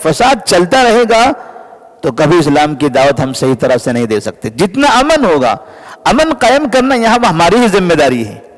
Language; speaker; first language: Urdu; native; Urdu